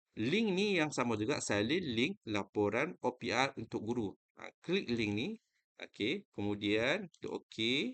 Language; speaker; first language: Malay; native; Malay